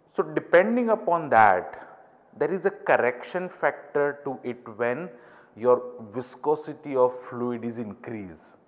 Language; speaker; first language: English; non-native, local second language; Gujarati